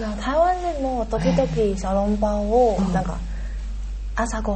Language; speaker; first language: Japanese; non-native, learner; Chinese